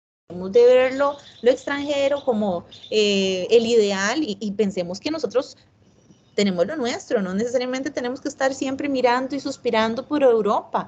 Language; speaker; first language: Spanish; native; Spanish